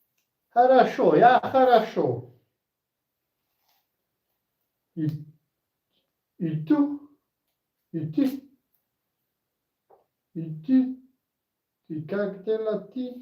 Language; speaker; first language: Russian; non-native, learner; Slovenian